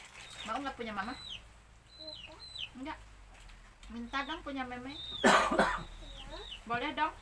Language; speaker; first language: Indonesian; non-native, local second language; Sundanese